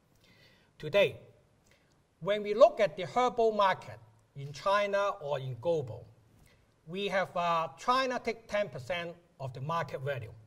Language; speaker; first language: English; non-native, local second language; Cantonese